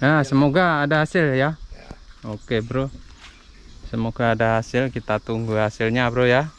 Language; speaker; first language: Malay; non-native, local second language; Javanese